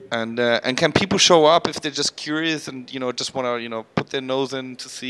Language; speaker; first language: English; non-native, fluent; German